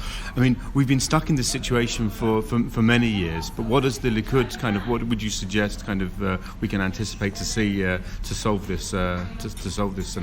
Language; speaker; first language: English; native; English